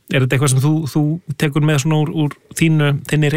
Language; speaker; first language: Icelandic; native; Icelandic